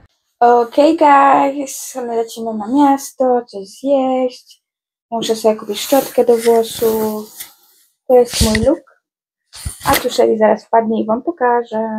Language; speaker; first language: Polish; native; Polish